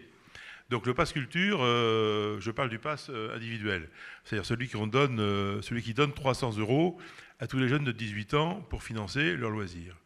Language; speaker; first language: French; native; French